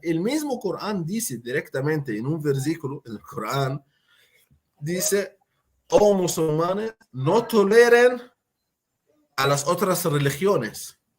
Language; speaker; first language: Spanish; non-native, fluent; Arabic